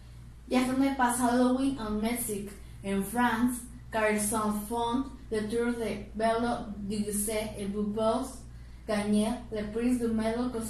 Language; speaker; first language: French; non-native, learner; Spanish